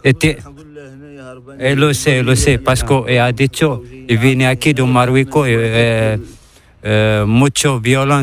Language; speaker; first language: Spanish; non-native, learner; Arabic